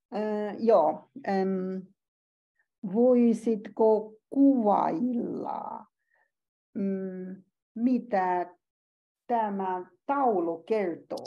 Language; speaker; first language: Finnish; non-native, learner; Chinese